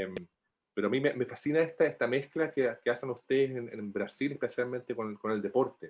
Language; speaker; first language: Spanish; native; Spanish